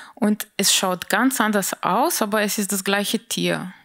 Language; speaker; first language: German; non-native, fluent; Slovenian